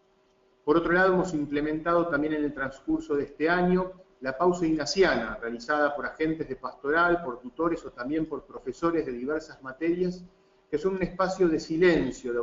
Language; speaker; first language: Spanish; native; Spanish